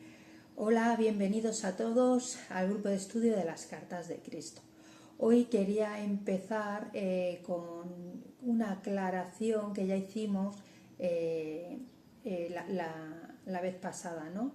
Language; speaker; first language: Spanish; native; Spanish